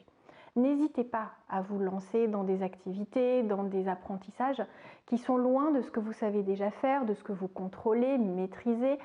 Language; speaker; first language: French; native; French